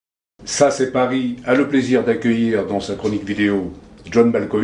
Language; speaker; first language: French; native; French